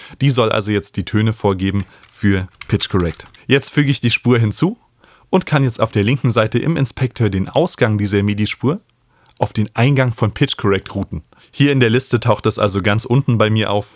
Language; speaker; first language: German; native; German